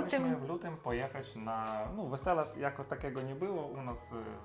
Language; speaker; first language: Polish; non-native, learner; Russian